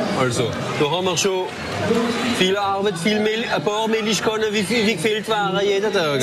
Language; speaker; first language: German; native; German